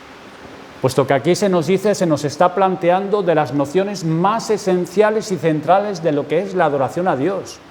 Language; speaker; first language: Spanish; native; Spanish